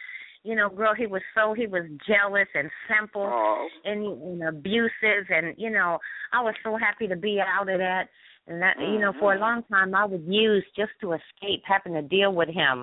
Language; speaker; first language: English; native; English